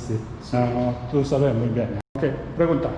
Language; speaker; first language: Spanish; non-native, learner; Korean